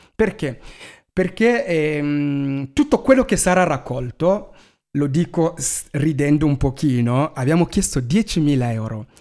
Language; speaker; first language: Italian; non-native, fluent; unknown